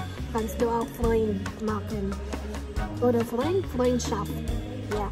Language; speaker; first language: German; non-native, learner; Filipino